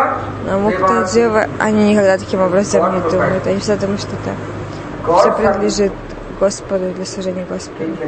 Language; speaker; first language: Russian; native; Russian